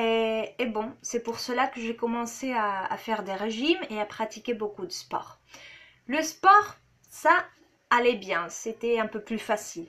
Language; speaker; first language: French; non-native, fluent; Spanish